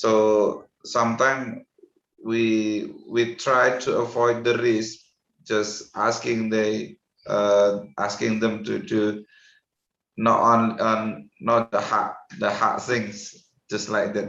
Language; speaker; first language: English; non-native, fluent; Indonesian